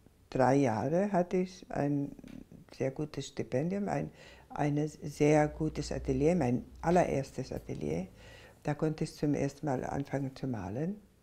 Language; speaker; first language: German; non-native, fluent; Spanish